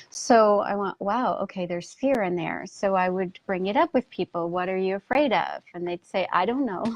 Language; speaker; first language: English; native; English